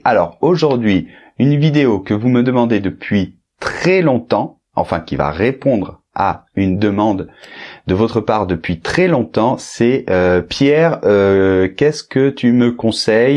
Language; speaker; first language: French; native; French